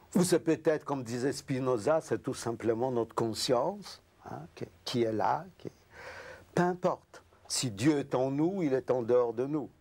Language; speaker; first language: French; non-native, fluent; Yiddish